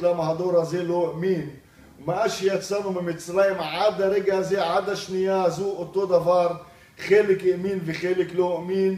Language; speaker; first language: Hebrew; non-native, local second language; Arabic